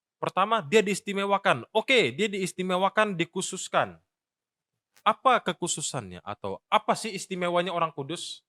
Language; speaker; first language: Indonesian; native; Indonesian